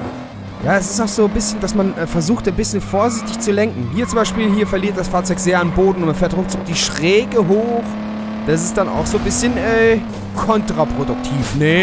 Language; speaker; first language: German; native; German